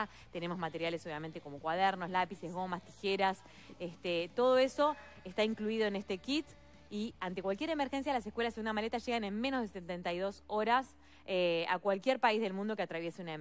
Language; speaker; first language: Spanish; native; Spanish